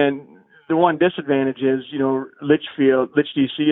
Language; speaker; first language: English; native; English